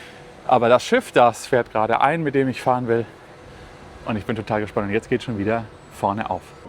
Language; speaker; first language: German; native; German